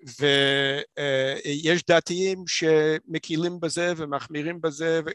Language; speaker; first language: Hebrew; non-native, fluent; English